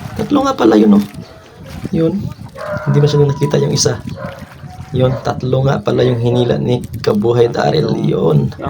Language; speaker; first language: Filipino; non-native, local second language; Cebuano